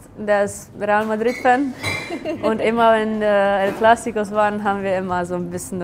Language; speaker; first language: German; non-native, fluent; Slovenian